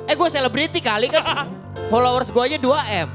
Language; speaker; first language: Indonesian; native; Indonesian